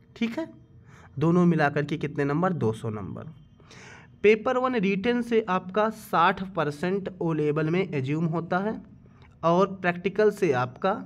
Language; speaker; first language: Hindi; native; Hindi